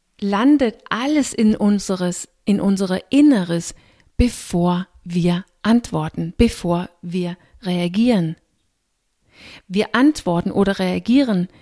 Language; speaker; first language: German; non-native, fluent; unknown